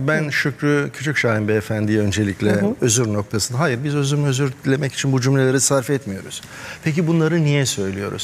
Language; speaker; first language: Turkish; native; Turkish